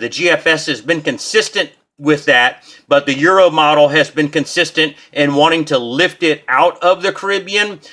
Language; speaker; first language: English; native; English